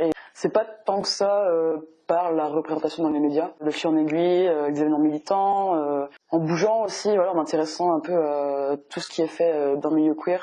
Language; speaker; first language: French; native; French